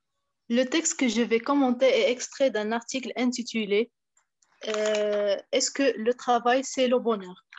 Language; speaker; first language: French; non-native, fluent; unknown